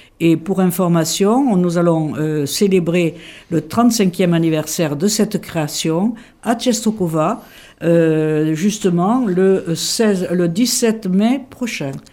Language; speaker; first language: French; native; French